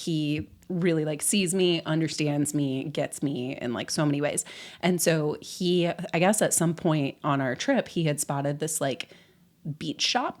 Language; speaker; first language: English; native; English